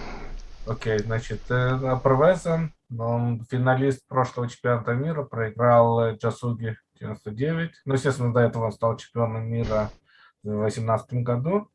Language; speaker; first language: Russian; native; Russian